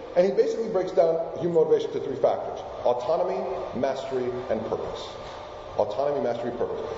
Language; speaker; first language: English; non-native, fluent; Spanish